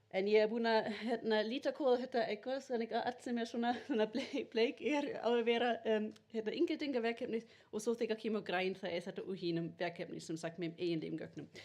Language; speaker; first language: Icelandic; non-native, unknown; German